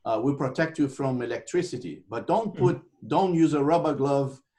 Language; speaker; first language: English; non-native, fluent; Portuguese